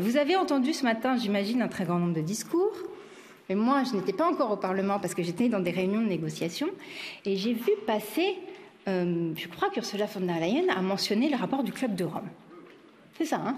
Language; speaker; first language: French; native; French